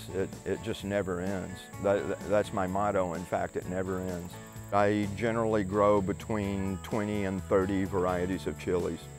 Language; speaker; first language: English; native; English